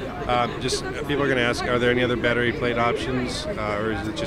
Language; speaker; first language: English; native; English